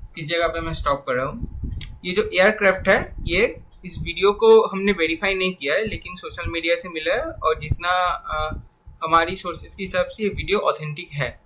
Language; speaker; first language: Hindi; non-native, local second language; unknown